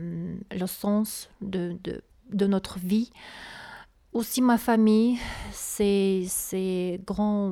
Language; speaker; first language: French; non-native, learner; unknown